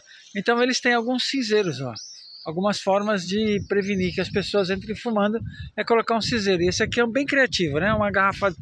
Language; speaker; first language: Portuguese; native; Portuguese